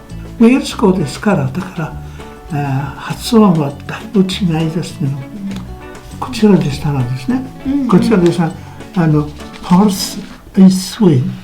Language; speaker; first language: Japanese; non-native, fluent; Welsh